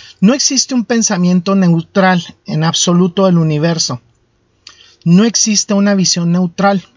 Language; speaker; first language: Spanish; native; Spanish